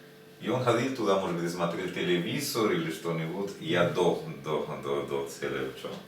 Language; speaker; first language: Russian; non-native, learner; Spanish